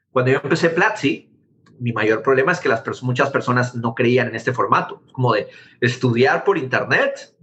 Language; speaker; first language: Spanish; native; Spanish